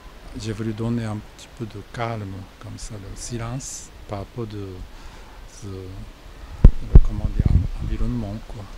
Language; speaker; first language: French; non-native, fluent; Japanese